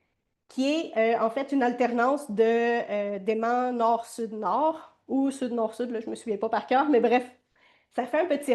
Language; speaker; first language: French; native; French